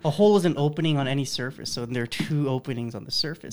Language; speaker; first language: English; early bilingual, other home language; Korean